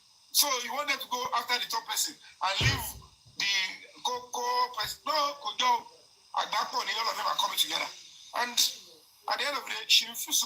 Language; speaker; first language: English; non-native, local second language; Yoruba